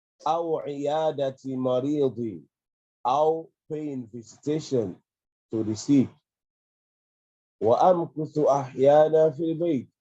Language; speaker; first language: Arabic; non-native, fluent; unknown